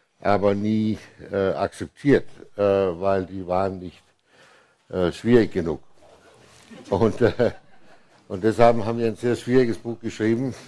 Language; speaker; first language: German; non-native, fluent; Danish